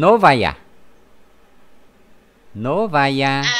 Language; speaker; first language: Russian; non-native, fluent; Vietnamese